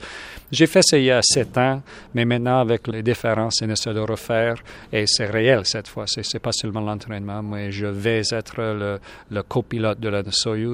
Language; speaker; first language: French; non-native, local second language; English